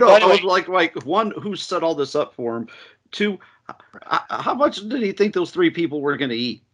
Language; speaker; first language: English; native; English